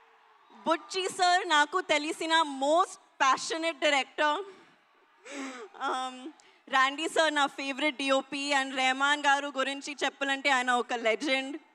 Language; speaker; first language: Telugu; non-native, learner; Hindi